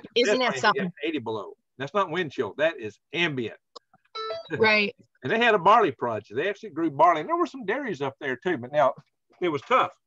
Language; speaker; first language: English; native; English